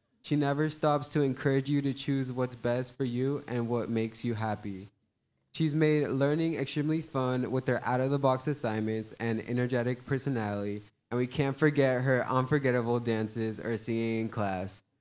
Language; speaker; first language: English; native; English